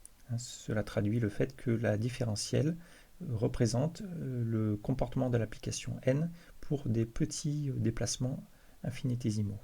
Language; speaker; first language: French; native; French